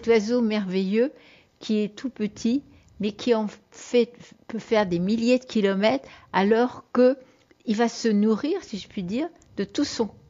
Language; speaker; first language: French; native; French